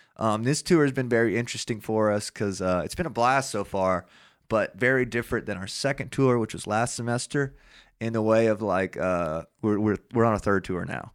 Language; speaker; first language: English; native; English